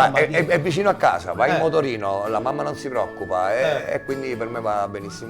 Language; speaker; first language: Italian; native; Italian